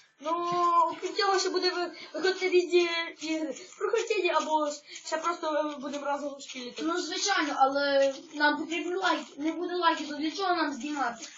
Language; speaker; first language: Ukrainian; native; Ukrainian